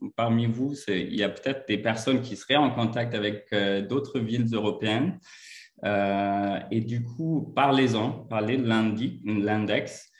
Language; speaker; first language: French; non-native, fluent; German